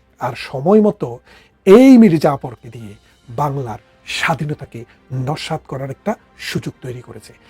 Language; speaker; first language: Bangla; native; Bangla